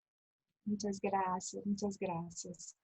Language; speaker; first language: Spanish; non-native, learner; Portuguese